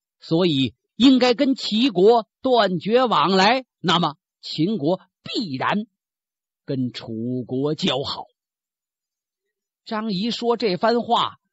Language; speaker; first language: Chinese; native; Chinese